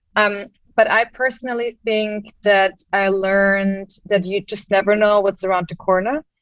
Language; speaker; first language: English; non-native, fluent; German